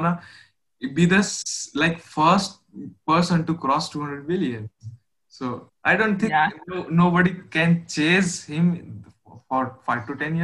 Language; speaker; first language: English; non-native, local second language; Hindi